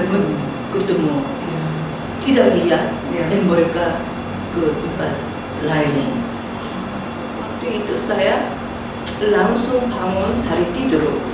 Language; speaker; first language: Indonesian; non-native, learner; Korean